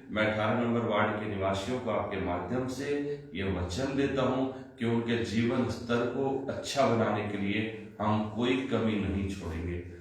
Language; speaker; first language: Hindi; non-native, local second language; Bangla